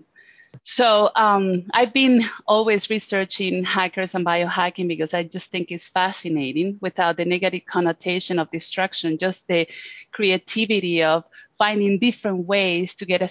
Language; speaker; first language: English; non-native, fluent; Spanish